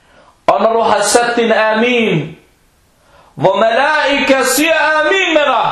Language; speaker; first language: Danish; non-native, fluent; Arabic